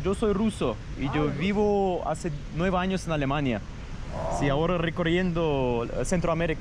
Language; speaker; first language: Spanish; non-native, fluent; Russian